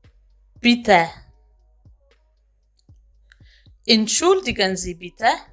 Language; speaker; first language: German; non-native, fluent; Amharic